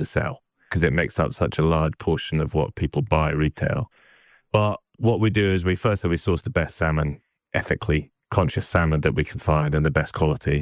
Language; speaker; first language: English; native; English